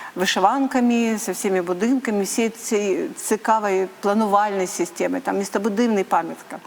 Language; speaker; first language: Ukrainian; native; Ukrainian